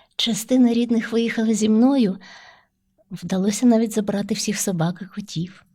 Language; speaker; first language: Ukrainian; non-native, local second language; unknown